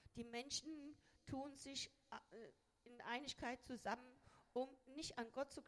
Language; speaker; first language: German; non-native, fluent; Spanish